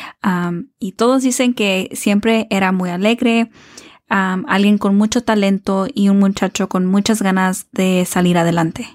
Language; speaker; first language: Spanish; early bilingual, heritage; Spanish